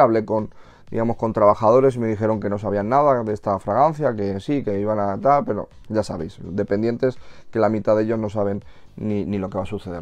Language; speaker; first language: Spanish; native; Spanish